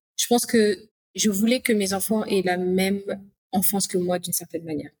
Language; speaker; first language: French; native; French